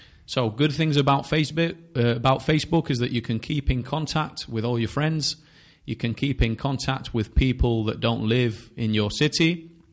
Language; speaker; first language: English; native; English